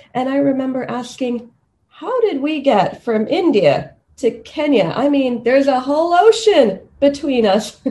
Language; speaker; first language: English; non-native, local second language; Swahili